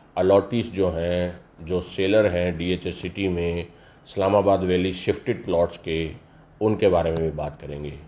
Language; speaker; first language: Urdu; native; Urdu